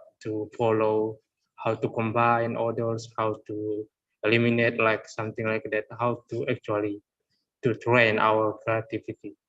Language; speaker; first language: English; non-native, learner; Indonesian